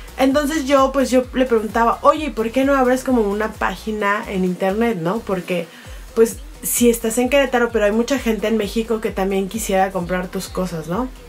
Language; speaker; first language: Spanish; native; Spanish